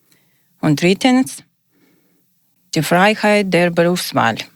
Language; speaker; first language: German; non-native, learner; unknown